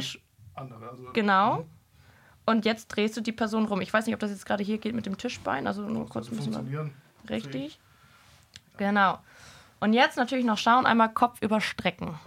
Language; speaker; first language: German; native; German